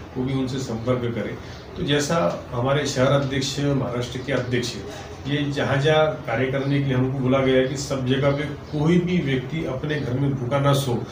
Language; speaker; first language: Hindi; native; Hindi